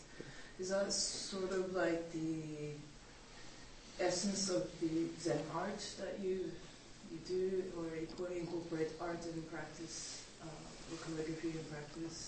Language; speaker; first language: English; native; English